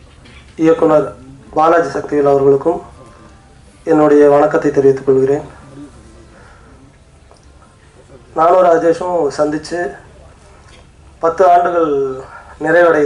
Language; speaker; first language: Tamil; native; Tamil